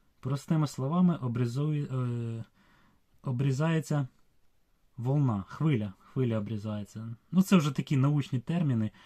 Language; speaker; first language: Ukrainian; non-native, local second language; Russian